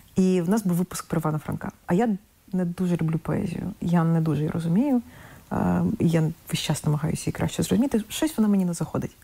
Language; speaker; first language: Ukrainian; non-native, local second language; Russian